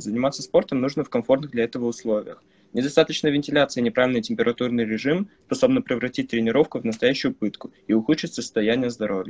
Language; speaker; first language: Russian; native; Russian